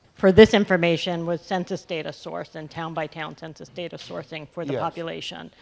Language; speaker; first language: English; native; English